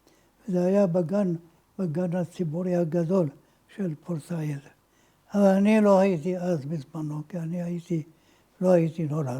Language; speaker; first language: Hebrew; non-native, fluent; Ladino